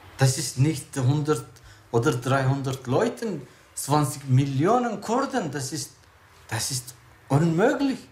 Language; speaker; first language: German; non-native, learner; Kurdish